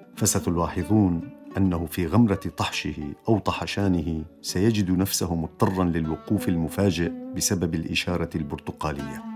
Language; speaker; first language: Arabic; non-native, local second language; Kurdish